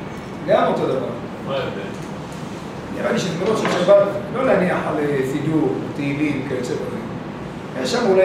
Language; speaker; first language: Hebrew; native; Hebrew